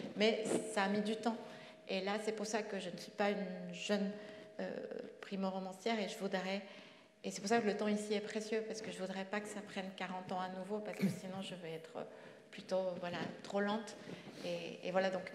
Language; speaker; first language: French; non-native, fluent; Spanish